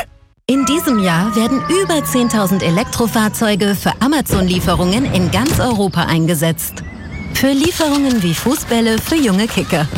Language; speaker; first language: German; native; German